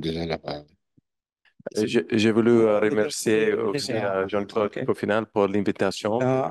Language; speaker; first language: French; non-native, learner; English